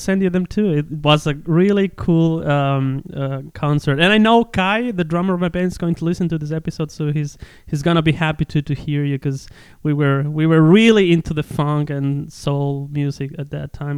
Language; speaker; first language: English; non-native, fluent; Spanish